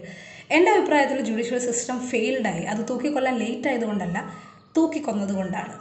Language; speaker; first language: Malayalam; native; Malayalam